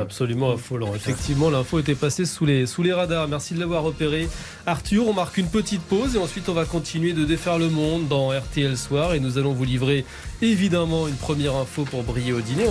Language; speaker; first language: French; native; French